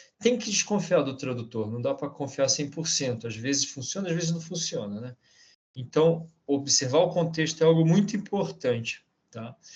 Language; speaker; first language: Portuguese; native; Portuguese